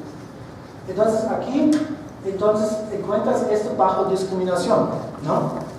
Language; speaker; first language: Spanish; non-native, fluent; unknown